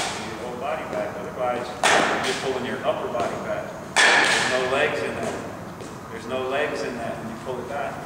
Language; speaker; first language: English; native; English